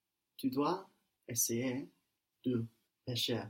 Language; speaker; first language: French; non-native, learner; English